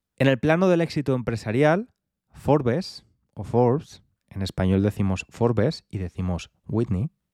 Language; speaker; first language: Spanish; native; Spanish